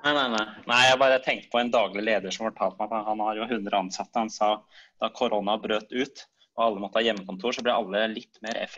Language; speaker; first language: Norwegian; native; Norwegian